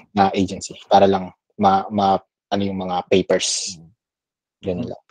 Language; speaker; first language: Filipino; native; Filipino